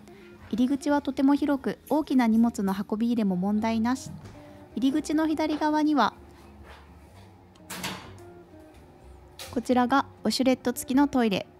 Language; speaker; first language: Japanese; native; Japanese